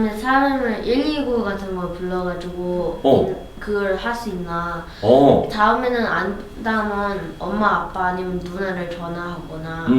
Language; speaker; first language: Korean; early bilingual, heritage; Korean